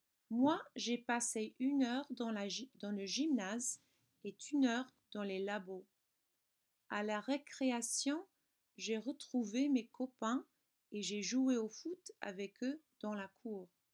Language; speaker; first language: French; non-native, fluent; English